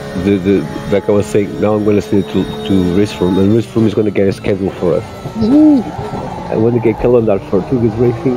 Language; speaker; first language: English; non-native, fluent; Portuguese